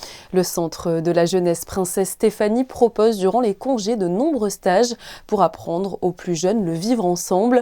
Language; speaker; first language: French; native; French